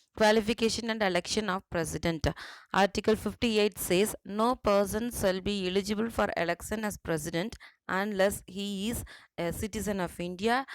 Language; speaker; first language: English; non-native, local second language; Tamil